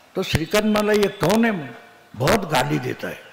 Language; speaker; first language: Hindi; non-native, local second language; Marathi